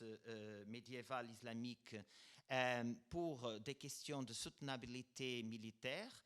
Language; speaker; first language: French; non-native, fluent; Portuguese